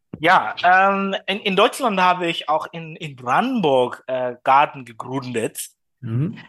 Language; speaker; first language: German; non-native, learner; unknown